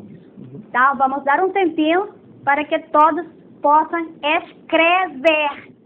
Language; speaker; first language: Portuguese; non-native, fluent; Spanish